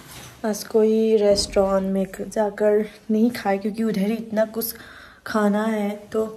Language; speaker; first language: Hindi; non-native, local second language; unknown